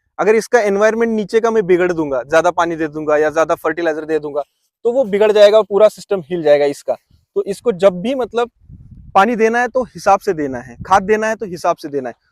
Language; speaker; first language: Hindi; non-native, local second language; Marathi